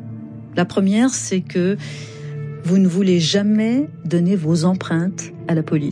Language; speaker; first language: French; native; French